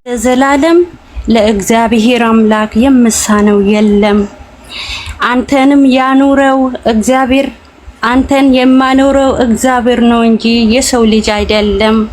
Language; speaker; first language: Amharic; non-native, local second language; Oromo